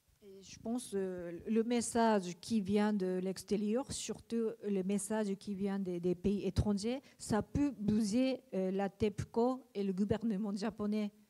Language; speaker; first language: French; non-native, learner; Japanese